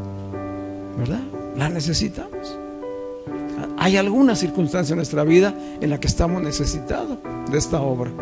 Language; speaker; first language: Spanish; native; Spanish